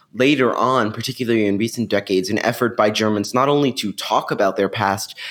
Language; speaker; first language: English; native; English